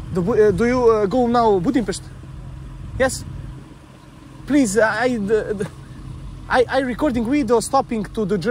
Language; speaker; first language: English; non-native, learner; Serbian